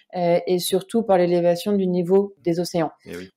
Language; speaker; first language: French; native; French